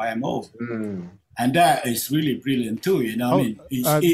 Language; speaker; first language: English; non-native, local second language; Malay